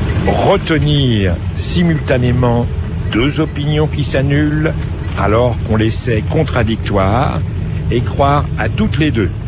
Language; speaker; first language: French; native; French